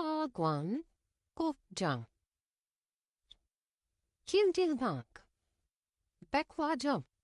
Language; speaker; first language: Korean; non-native, fluent; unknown